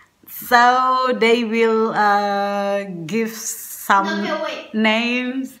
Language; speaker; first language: English; non-native, learner; Indonesian